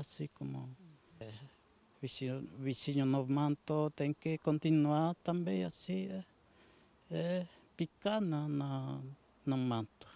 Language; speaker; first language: Portuguese; non-native, local second language; Guarani